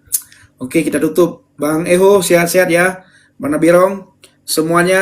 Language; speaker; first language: Indonesian; native; Indonesian